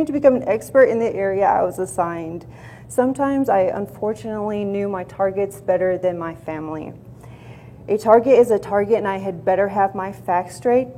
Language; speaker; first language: English; native; English